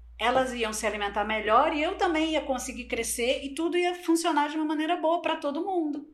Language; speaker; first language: Portuguese; non-native, local second language; Spanish